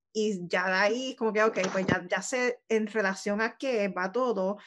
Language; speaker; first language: Spanish; native; Spanish